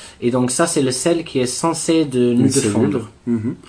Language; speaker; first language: French; non-native, learner; English